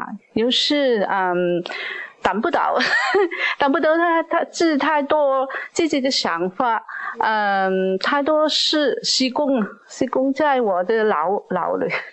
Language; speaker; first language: Chinese; non-native, local second language; Cantonese